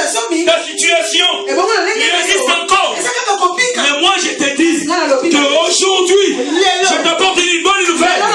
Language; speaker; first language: French; non-native, local second language; Lingala